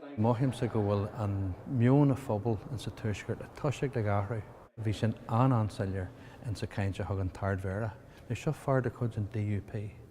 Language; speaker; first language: Irish; native; Irish